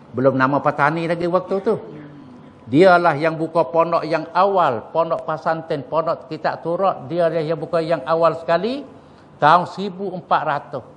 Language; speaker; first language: Malay; native; Malay